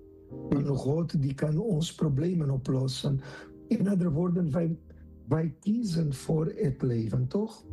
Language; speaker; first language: Dutch; non-native, fluent; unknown